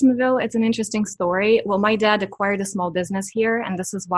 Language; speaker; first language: English; non-native, fluent; Ukrainian